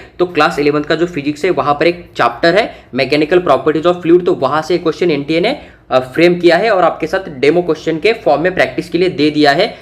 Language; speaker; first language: Hindi; non-native, local second language; Marathi